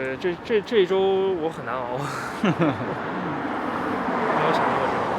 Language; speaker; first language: Chinese; native; Chinese